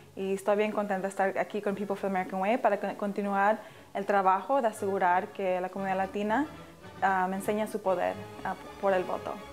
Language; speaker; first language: Spanish; early bilingual, heritage; English